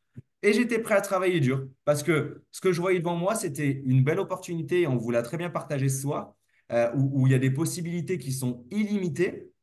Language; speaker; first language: French; native; French